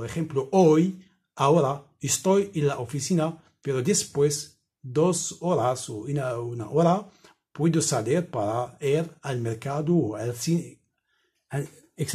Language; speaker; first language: Spanish; non-native, fluent; Arabic